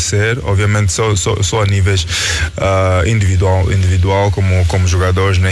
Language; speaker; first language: Portuguese; native; Portuguese